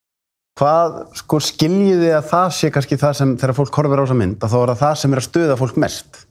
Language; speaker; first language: Icelandic; native; Icelandic